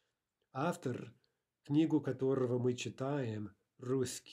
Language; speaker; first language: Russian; non-native, fluent; English